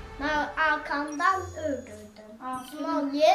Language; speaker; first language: Turkish; early bilingual, heritage; German